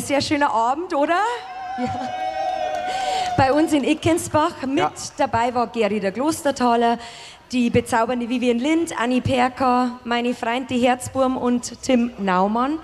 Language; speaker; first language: German; native; German